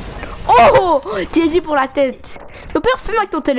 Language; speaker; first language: French; native; French